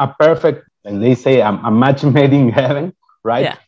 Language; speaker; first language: English; non-native, fluent; Spanish